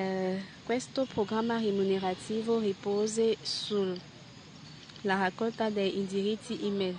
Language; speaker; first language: Italian; non-native, learner; French